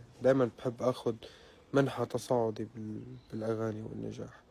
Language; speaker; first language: Arabic; native; Arabic